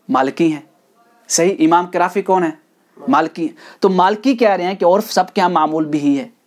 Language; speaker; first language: Urdu; non-native, local second language; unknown